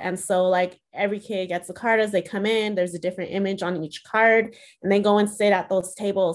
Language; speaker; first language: English; early bilingual, other home language; Spanish